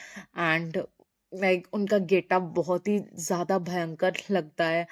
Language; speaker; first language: Hindi; non-native, local second language; Bangla